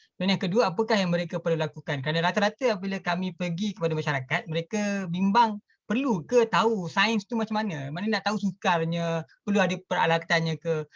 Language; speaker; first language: Malay; native; Malay